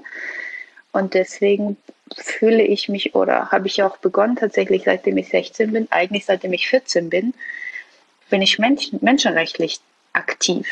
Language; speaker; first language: German; early bilingual, other home language; Persian